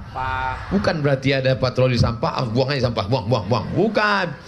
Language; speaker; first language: Indonesian; non-native, local second language; Malay